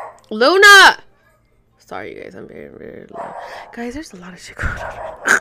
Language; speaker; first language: English; early bilingual, other home language; Spanish